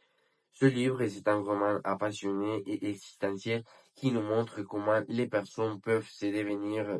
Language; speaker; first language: French; non-native, learner; Spanish